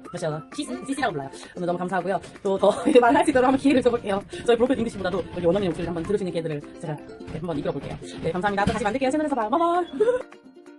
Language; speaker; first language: Korean; native; Korean